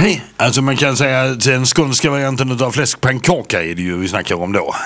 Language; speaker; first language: Swedish; native; Swedish